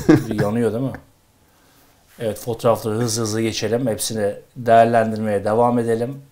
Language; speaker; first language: Turkish; native; Turkish